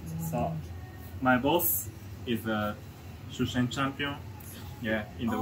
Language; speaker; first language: English; non-native, learner; Japanese